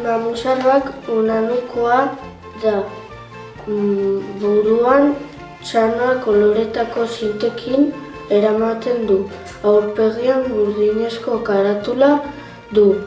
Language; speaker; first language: Basque; non-native, local second language; Spanish